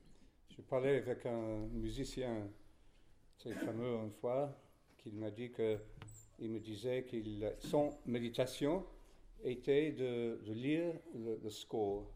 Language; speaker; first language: French; non-native, fluent; English